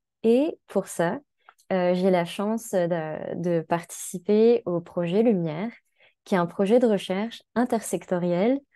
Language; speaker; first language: French; native; French